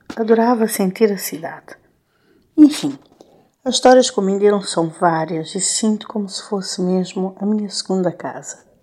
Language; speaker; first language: Portuguese; non-native, local second language; Kabuverdianu